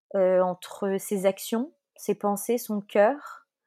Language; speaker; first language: French; native; French